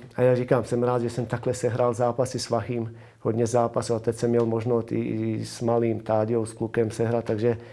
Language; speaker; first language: Czech; non-native, fluent; Bosnian